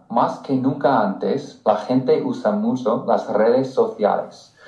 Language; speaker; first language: Spanish; non-native, fluent; English